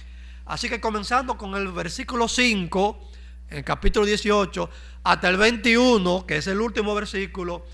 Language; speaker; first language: Spanish; native; Spanish